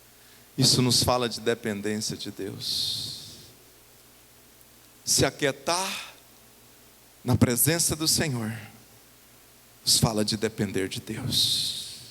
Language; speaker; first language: Portuguese; native; Portuguese